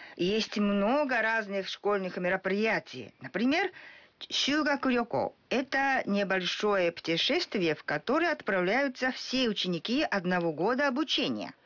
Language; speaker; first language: Russian; non-native, fluent; Japanese